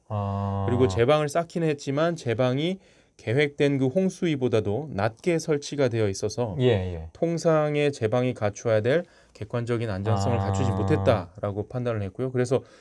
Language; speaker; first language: Korean; native; Korean